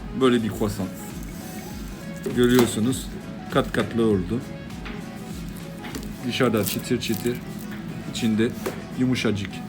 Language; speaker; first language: Turkish; non-native, learner; French